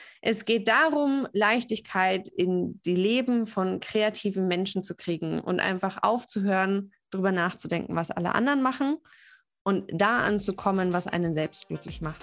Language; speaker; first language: German; native; German